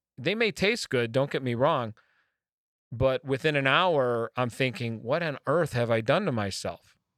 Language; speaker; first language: English; native; English